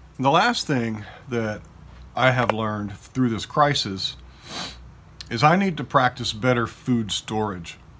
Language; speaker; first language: English; native; English